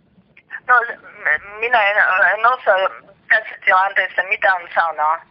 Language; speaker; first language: Finnish; non-native, learner; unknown